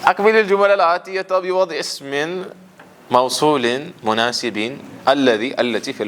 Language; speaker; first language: Arabic; non-native, fluent; Kashmiri